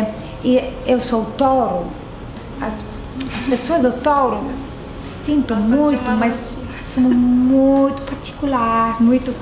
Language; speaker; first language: Portuguese; non-native, fluent; Italian